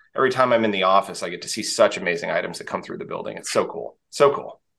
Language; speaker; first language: English; native; English